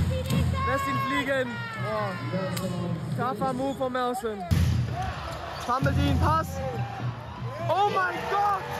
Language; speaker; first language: German; native; German